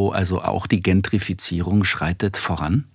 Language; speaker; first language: German; native; German